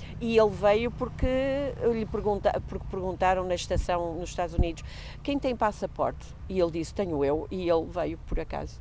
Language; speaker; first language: Portuguese; native; Portuguese